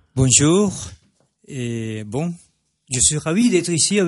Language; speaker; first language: French; non-native, fluent; Spanish